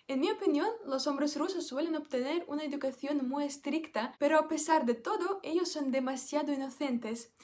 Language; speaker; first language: Spanish; non-native, fluent; Russian